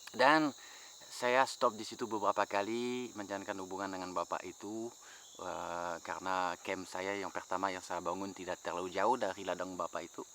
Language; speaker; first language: Indonesian; non-native, fluent; French